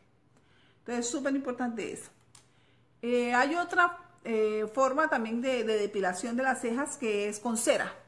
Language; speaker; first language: Spanish; native; Spanish